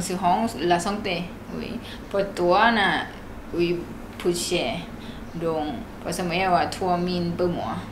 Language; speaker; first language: French; non-native, learner; Thai